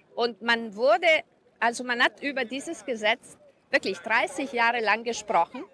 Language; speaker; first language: German; non-native, fluent; Italian